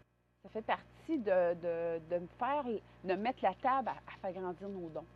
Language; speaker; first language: French; native; French